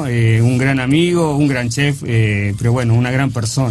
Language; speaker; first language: Spanish; native; Spanish